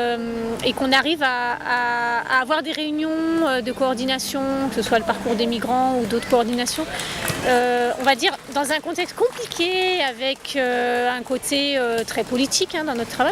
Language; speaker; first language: French; native; French